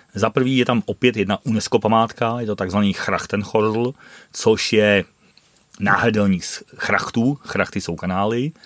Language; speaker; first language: Czech; non-native, fluent; Dutch